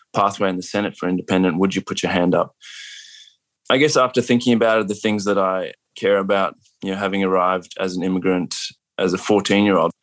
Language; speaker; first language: English; native; English